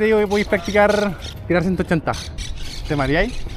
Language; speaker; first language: Spanish; native; Spanish